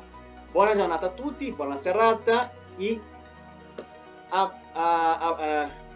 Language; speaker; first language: Italian; non-native, fluent; Spanish